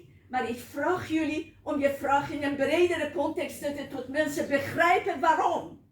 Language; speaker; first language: Dutch; non-native, learner; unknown